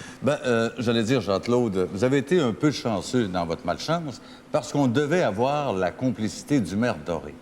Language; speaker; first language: French; native; French